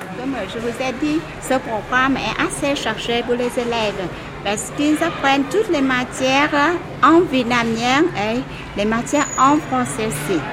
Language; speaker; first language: French; non-native, fluent; Vietnamese